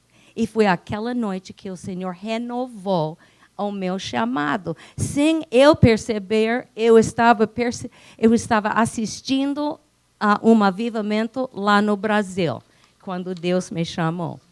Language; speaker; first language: Portuguese; non-native, fluent; English